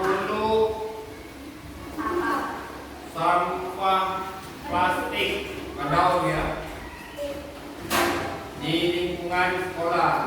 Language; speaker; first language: Indonesian; native; Indonesian